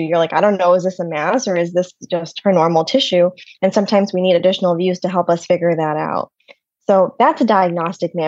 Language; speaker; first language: English; native; English